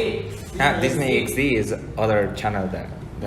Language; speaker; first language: English; non-native, learner; Spanish